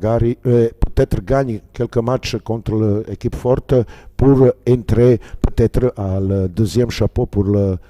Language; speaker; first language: French; non-native, learner; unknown